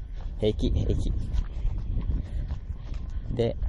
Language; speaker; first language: Japanese; non-native, learner; Malay